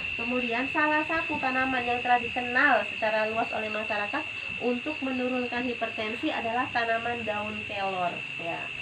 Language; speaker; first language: Indonesian; non-native, local second language; Sundanese